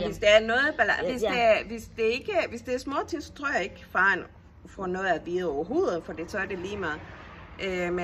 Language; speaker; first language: Danish; non-native, fluent; Spanish